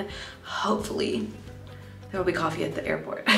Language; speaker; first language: English; native; English